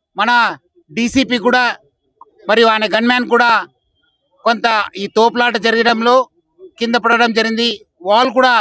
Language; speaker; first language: Telugu; non-native, fluent; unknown